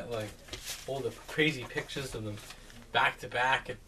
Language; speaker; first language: English; native; English